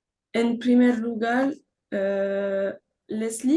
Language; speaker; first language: Spanish; non-native, learner; French